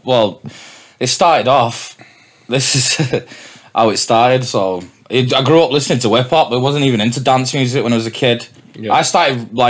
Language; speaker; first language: English; native; English